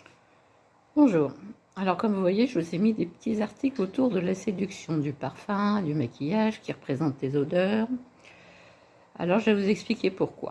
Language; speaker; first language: French; native; French